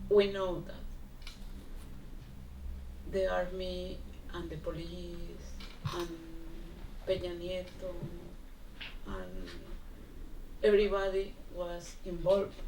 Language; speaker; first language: English; non-native, learner; Spanish